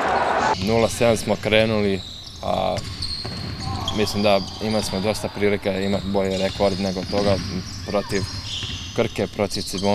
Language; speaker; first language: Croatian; early bilingual, heritage; English